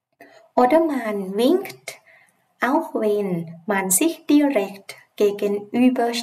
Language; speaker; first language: German; non-native, fluent; Thai